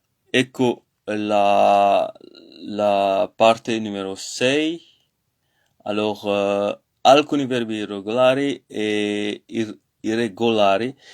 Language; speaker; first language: Italian; non-native, learner; French